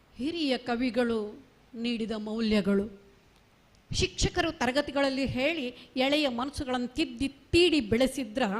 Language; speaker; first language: Kannada; non-native, local second language; Marathi